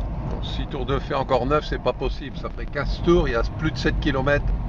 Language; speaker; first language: French; native; French